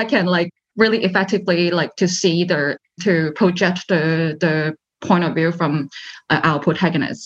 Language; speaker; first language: English; non-native, local second language; Cantonese